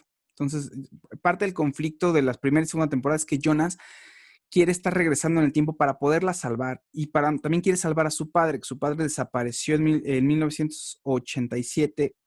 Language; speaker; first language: Spanish; native; Spanish